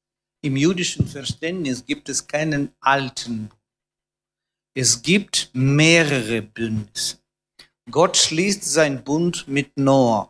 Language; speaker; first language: German; non-native, fluent; Russian